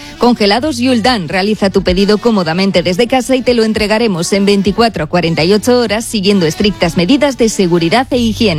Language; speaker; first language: Spanish; native; Spanish